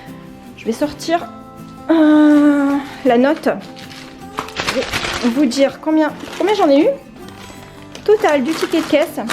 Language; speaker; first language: French; native; French